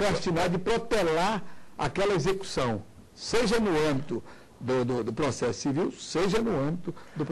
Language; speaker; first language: Portuguese; native; Portuguese